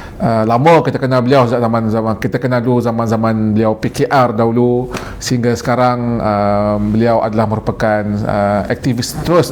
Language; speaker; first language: Malay; native; Malay